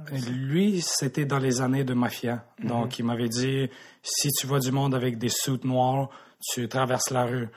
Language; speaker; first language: French; early bilingual, other home language; Russian